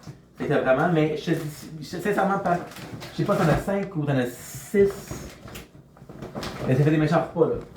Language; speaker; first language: French; native; French